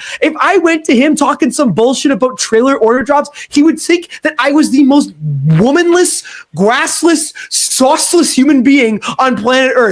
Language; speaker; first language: English; native; English